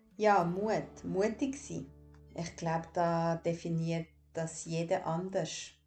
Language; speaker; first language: German; early bilingual, other home language; Albanian